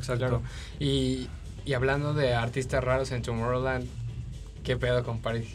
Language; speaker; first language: Spanish; native; Spanish